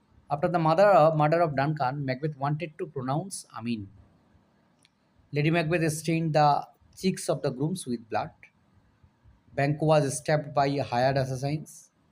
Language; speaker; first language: English; non-native, local second language; Bangla